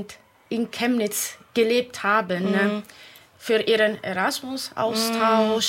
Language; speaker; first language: German; non-native, fluent; Italian